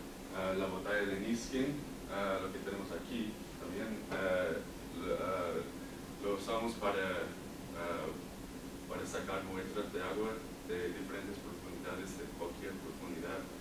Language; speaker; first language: Spanish; non-native, learner; English